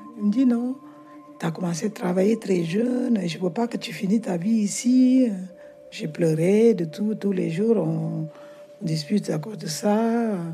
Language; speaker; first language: French; non-native, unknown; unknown